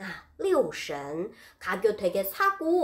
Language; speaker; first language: Korean; non-native, fluent; Chinese